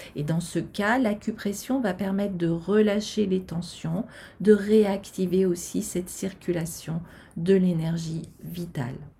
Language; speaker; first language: French; native; French